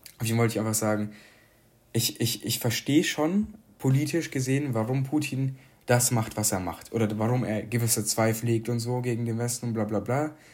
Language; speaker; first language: German; early bilingual, other home language; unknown